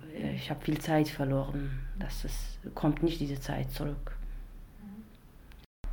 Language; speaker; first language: German; non-native, fluent; Arabic